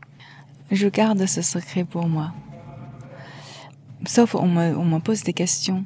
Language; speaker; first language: French; non-native, fluent; Chinese